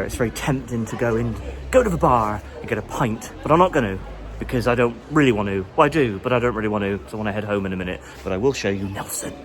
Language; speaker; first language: English; native; English